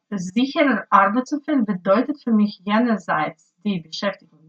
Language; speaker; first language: German; non-native, learner; Ukrainian